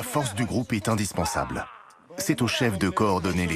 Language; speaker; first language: French; native; French